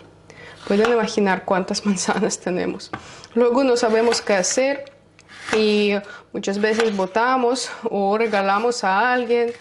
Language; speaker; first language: Spanish; non-native, learner; Russian